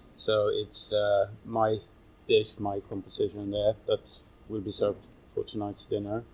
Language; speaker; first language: English; non-native, fluent; Swedish